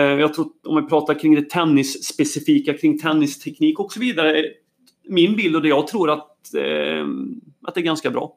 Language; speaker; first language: Swedish; native; Swedish